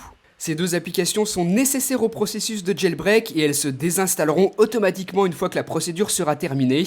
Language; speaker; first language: French; native; French